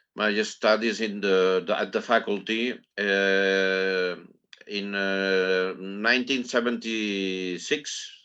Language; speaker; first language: English; non-native, learner; Catalan